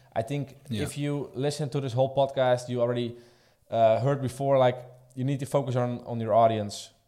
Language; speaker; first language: English; non-native, fluent; Dutch